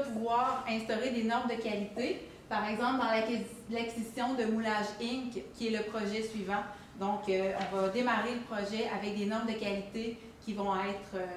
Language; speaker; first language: French; native; French